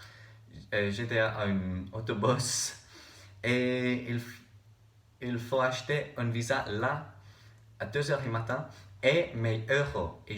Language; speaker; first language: French; non-native, learner; English